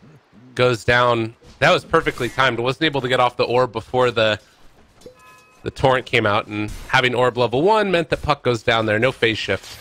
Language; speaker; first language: English; native; English